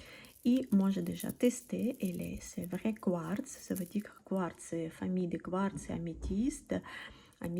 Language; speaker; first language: French; non-native, learner; Russian